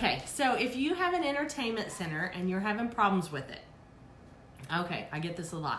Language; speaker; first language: English; native; English